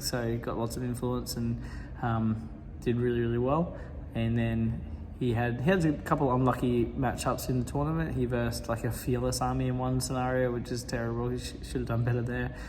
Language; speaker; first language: English; native; English